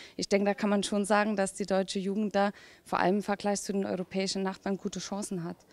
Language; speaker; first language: German; native; German